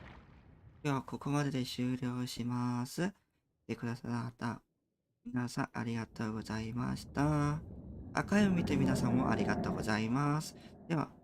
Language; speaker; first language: Japanese; non-native, learner; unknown